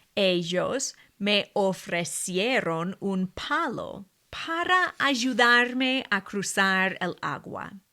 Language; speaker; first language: Spanish; non-native, fluent; English